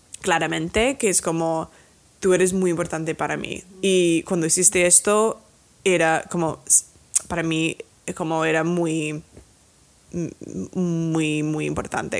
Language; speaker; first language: Spanish; non-native, fluent; English